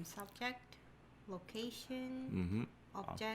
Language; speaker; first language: English; non-native, learner; Korean